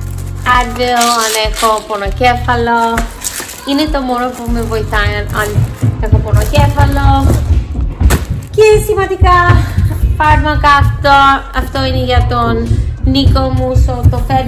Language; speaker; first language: Greek; early bilingual, heritage; English